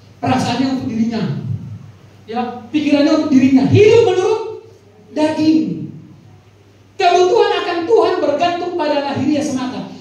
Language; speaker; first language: Indonesian; non-native, local second language; Batak Toba